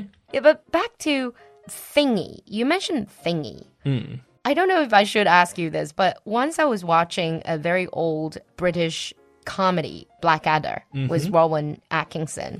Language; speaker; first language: English; non-native, fluent; Chinese